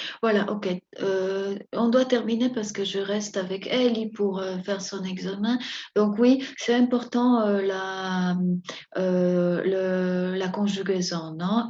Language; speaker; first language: French; non-native, fluent; Spanish